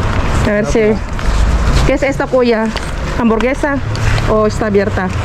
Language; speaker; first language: Spanish; non-native, learner; Filipino